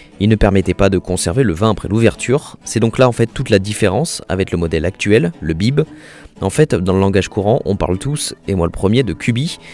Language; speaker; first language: French; native; French